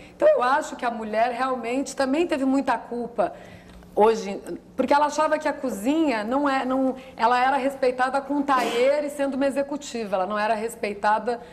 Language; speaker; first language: Portuguese; native; Portuguese